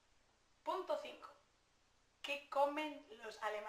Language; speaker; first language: Spanish; native; Spanish